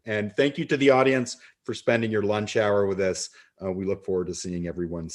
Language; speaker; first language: English; native; English